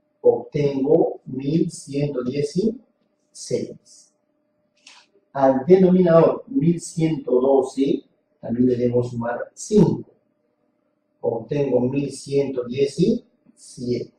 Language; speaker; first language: Spanish; native; Spanish